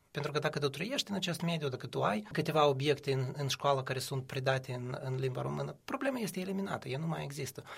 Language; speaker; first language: Romanian; non-native, local second language; Russian